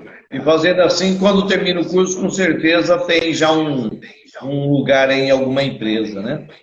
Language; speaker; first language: Portuguese; native; Portuguese